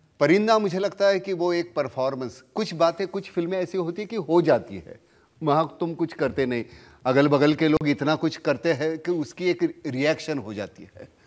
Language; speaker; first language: Hindi; non-native, local second language; Marathi